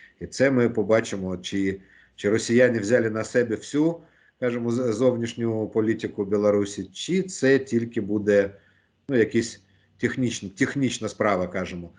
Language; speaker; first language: Ukrainian; non-native, local second language; Russian